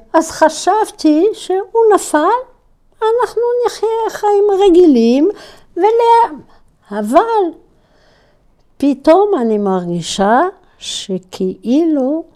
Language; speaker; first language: Hebrew; non-native, fluent; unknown